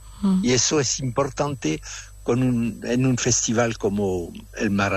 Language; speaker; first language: Spanish; non-native, fluent; French